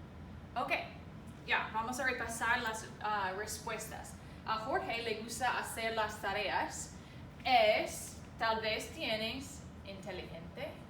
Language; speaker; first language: Spanish; non-native, fluent; English